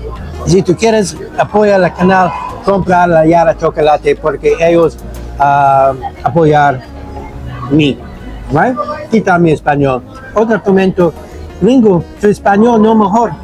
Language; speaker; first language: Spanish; non-native, learner; English